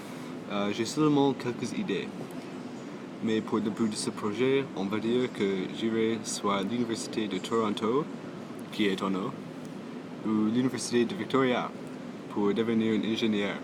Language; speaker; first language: French; non-native, local second language; English